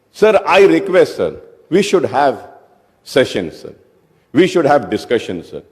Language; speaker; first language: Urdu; native; Urdu